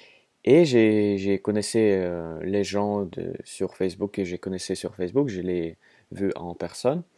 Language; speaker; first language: French; non-native, fluent; Russian